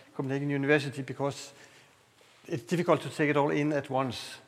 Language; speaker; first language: English; non-native, fluent; Danish